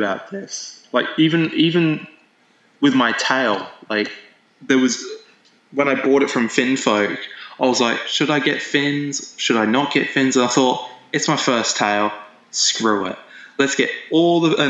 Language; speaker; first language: English; native; English